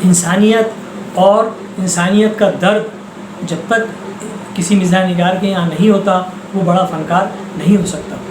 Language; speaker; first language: Urdu; native; Urdu